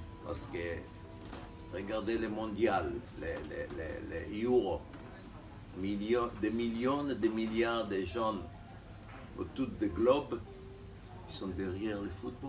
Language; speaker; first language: French; non-native, fluent; Hebrew